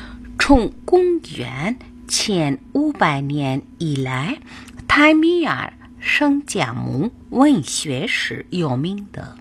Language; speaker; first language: Chinese; non-native, learner; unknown